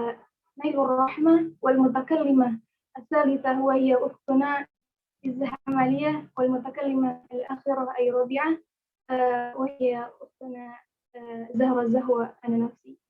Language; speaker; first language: Arabic; non-native, learner; Indonesian